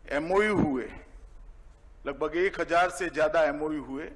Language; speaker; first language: Hindi; non-native, local second language; Gujarati